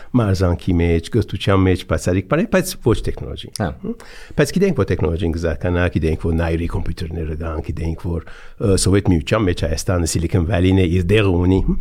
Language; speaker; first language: Armenian; early bilingual, heritage; Armenian